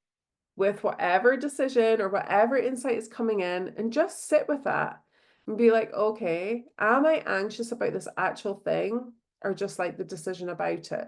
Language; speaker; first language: English; native; English